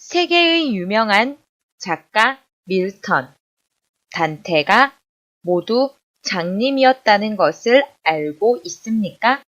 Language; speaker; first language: Korean; non-native, fluent; Chinese